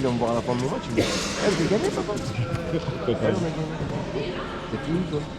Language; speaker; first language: French; native; French